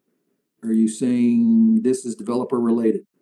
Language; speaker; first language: English; native; English